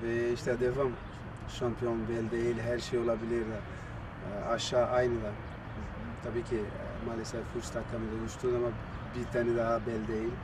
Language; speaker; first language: Turkish; non-native, learner; Portuguese